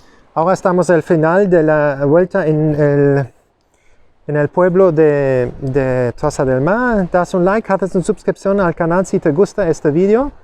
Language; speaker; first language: Spanish; non-native, learner; German